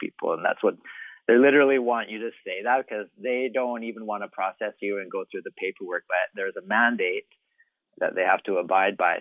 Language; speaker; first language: English; native; English